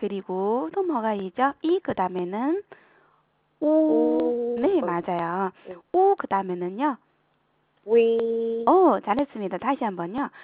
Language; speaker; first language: Korean; non-native, fluent; Chinese